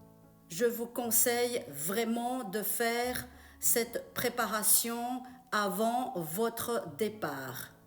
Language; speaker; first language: French; non-native, fluent; Chinese